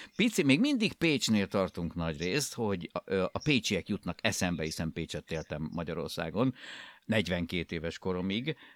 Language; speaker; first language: Hungarian; native; Hungarian